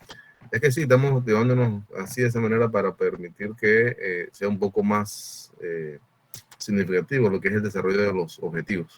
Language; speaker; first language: Spanish; native; Spanish